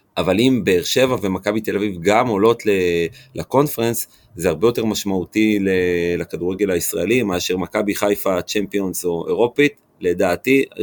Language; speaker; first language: Hebrew; native; Hebrew